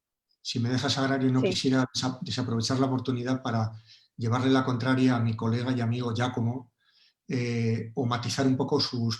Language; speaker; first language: Spanish; native; Spanish